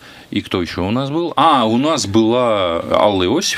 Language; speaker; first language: Russian; native; Russian